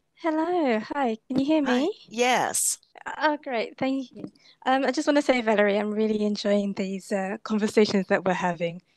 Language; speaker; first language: English; native; English